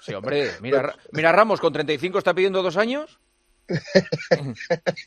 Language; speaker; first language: Spanish; native; Spanish